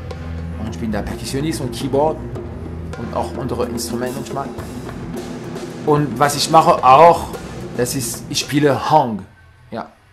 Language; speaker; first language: German; non-native, learner; French